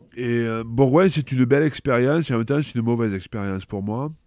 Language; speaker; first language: French; native; French